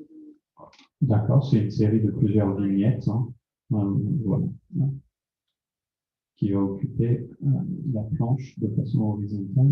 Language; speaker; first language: French; native; French